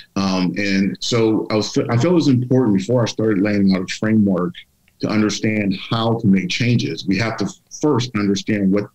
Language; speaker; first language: English; native; English